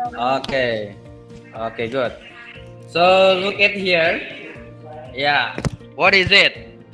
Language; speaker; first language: English; non-native, learner; Indonesian